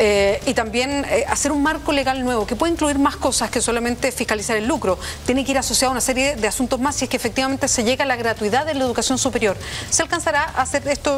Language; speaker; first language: Spanish; native; Spanish